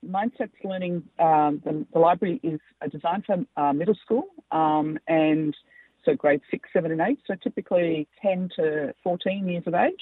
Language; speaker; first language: English; native; English